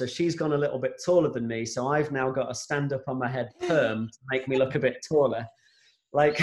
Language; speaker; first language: English; native; English